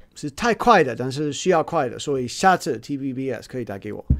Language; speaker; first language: Chinese; non-native, learner; English